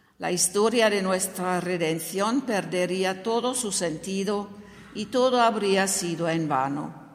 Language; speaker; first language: Spanish; non-native, fluent; German